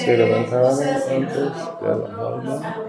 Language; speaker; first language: Spanish; non-native, learner; English